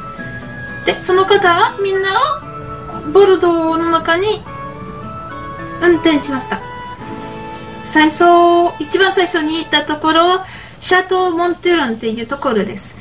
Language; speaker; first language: Japanese; non-native, learner; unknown